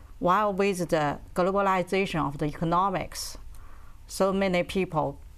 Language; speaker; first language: English; non-native, learner; Chinese